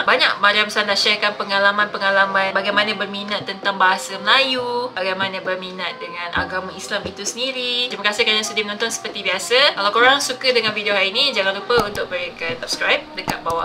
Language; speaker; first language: Malay; native; Malay